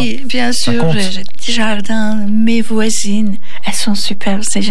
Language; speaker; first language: French; non-native, learner; Turkish